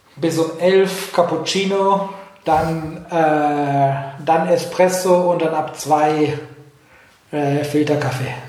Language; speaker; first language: German; native; German